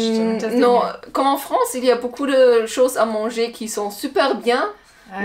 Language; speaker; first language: French; non-native, learner; German